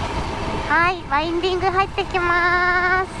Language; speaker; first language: Japanese; native; Japanese